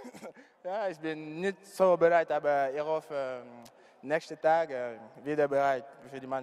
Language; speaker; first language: German; non-native, learner; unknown